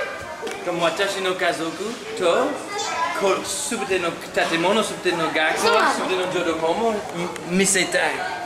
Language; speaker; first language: Japanese; non-native, learner; French